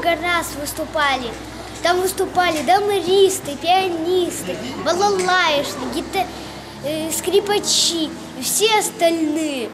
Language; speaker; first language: Russian; native; Russian